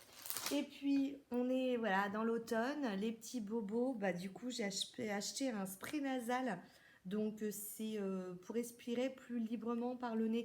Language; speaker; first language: French; native; French